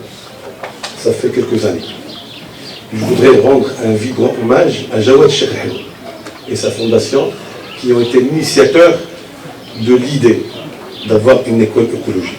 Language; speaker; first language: French; non-native, local second language; Arabic